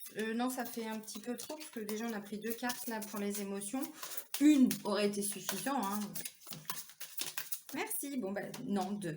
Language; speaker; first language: French; native; French